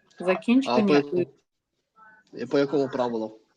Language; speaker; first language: Ukrainian; non-native, learner; Russian